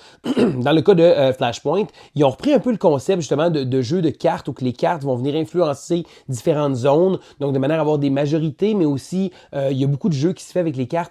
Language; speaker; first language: French; native; French